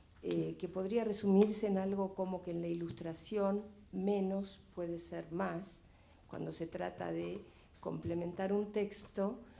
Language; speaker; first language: Spanish; native; Spanish